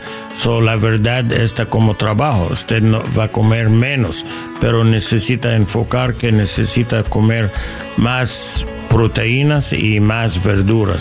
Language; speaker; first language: Spanish; non-native, learner; English